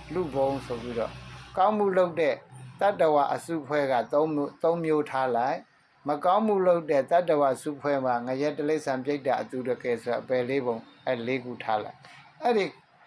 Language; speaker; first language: Burmese; native; Burmese